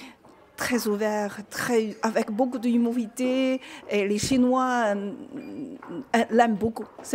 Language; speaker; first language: French; non-native, learner; Chinese